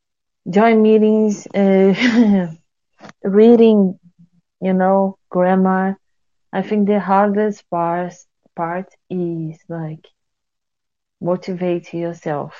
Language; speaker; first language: English; non-native, fluent; Portuguese